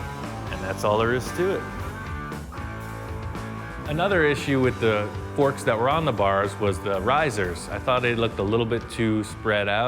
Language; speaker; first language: English; native; English